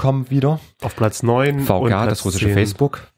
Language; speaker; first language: German; native; German